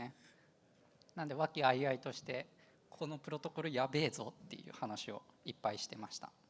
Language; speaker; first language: Japanese; native; Japanese